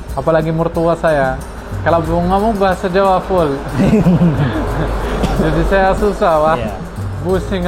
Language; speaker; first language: Indonesian; non-native, fluent; Arabic